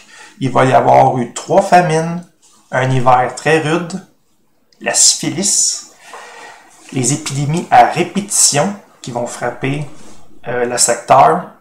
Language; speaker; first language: French; native; French